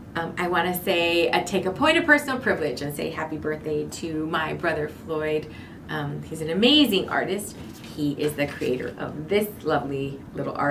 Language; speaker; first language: English; native; English